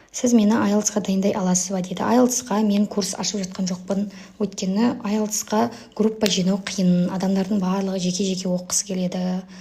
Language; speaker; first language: Kazakh; native; Kazakh